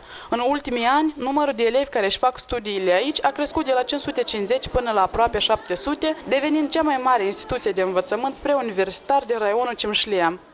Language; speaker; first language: Romanian; native; Romanian